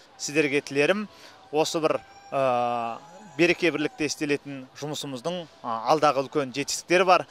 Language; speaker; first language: Kazakh; early bilingual, heritage; Kazakh